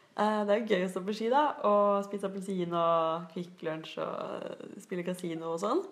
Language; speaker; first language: Norwegian; native; Norwegian